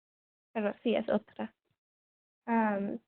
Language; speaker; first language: Spanish; non-native, learner; English